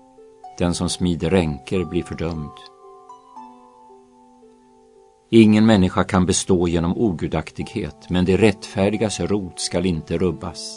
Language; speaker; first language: Swedish; native; Swedish